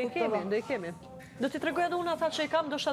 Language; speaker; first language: Albanian; native; Albanian